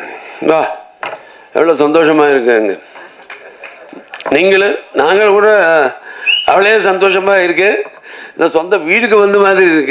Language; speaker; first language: Tamil; non-native, local second language; Telugu